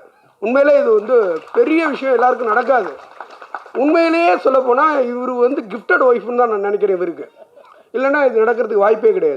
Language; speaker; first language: Tamil; native; Tamil